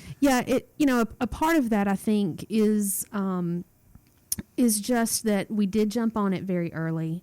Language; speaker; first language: English; native; English